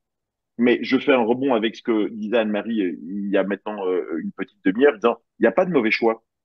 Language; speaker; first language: French; native; French